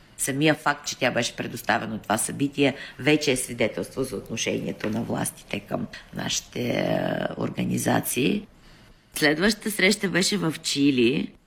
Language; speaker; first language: Bulgarian; early bilingual, heritage; Bulgarian